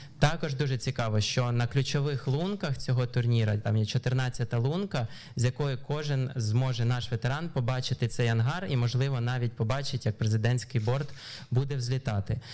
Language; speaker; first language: Ukrainian; native; Ukrainian